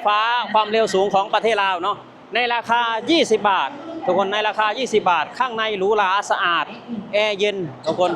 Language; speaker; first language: Thai; non-native, local second language; Lao